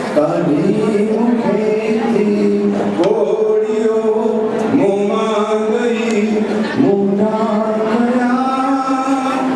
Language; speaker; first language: Gujarati; non-native, local second language; Kachhi